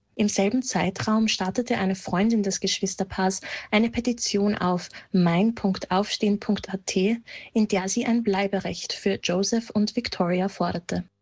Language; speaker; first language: German; native; German